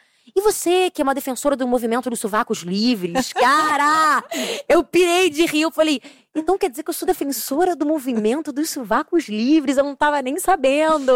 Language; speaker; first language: Portuguese; native; Portuguese